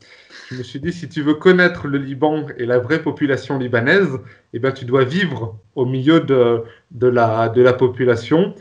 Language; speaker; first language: French; native; French